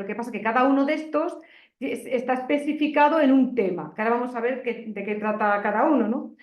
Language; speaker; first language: Spanish; native; Spanish